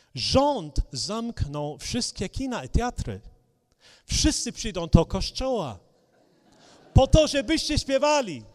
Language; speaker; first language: Polish; non-native, fluent; English